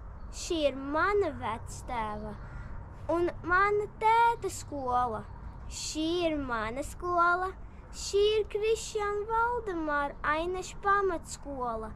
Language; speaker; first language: Latvian; early bilingual, other home language; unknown